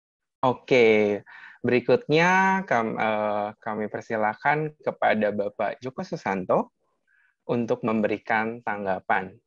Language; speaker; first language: Indonesian; native; Indonesian